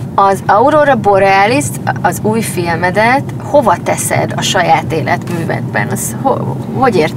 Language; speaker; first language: Hungarian; native; Hungarian